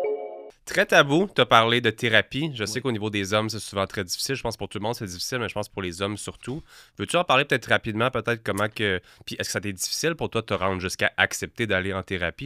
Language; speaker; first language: French; native; French